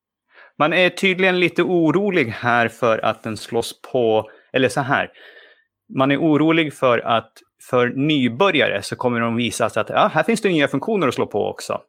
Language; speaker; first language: Swedish; native; Swedish